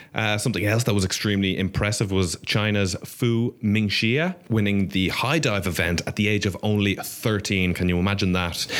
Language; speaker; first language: English; native; English